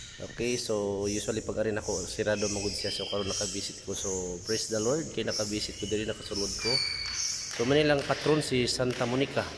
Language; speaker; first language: Cebuano; native; Cebuano